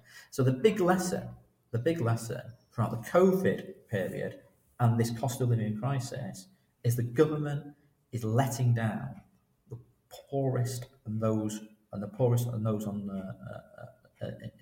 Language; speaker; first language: English; native; English